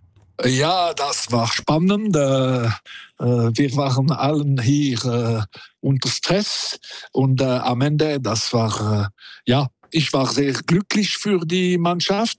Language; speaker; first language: German; non-native, local second language; French